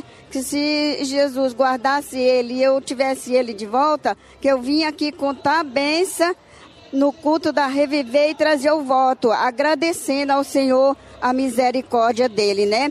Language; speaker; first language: Portuguese; native; Portuguese